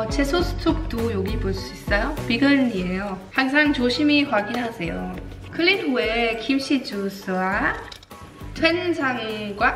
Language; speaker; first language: Korean; non-native, fluent; German